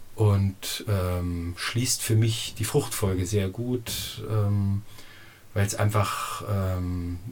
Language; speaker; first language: German; native; German